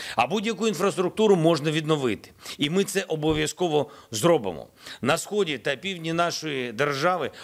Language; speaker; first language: Ukrainian; non-native, local second language; Russian